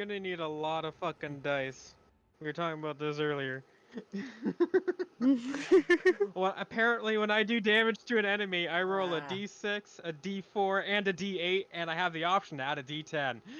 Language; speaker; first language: English; native; English